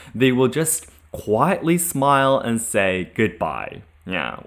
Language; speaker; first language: English; non-native, fluent; Japanese